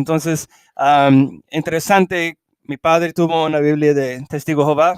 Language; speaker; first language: Spanish; early bilingual, heritage; English